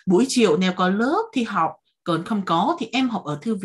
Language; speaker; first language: Vietnamese; non-native, fluent; Korean